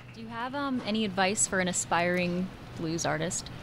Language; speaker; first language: English; native; English